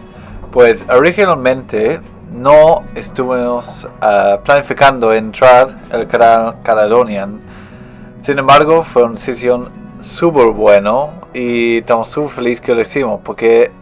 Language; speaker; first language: Spanish; non-native, learner; English